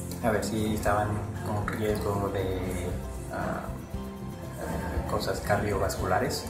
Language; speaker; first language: Spanish; early bilingual, heritage; Spanish